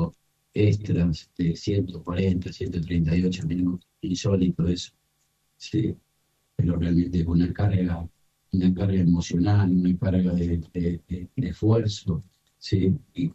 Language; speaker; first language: Spanish; native; Spanish